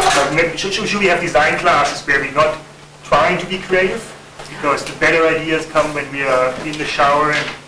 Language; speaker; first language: English; non-native, fluent; Turkish